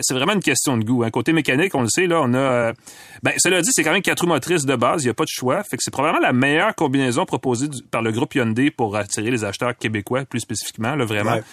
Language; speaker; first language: French; native; French